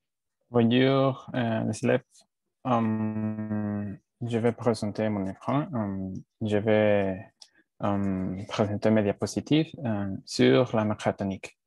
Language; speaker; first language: French; non-native, learner; Spanish